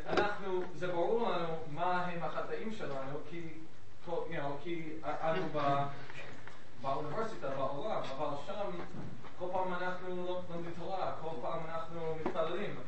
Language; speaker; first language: Hebrew; non-native, learner; English